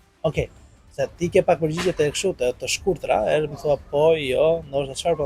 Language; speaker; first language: Albanian; native; Albanian